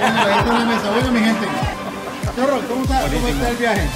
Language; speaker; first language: Spanish; native; Spanish